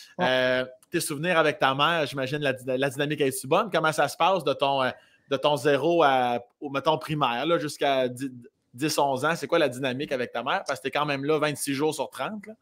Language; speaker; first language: French; native; French